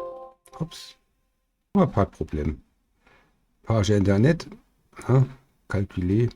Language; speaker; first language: French; non-native, learner; German